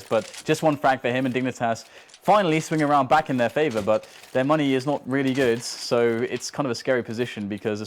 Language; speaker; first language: English; native; English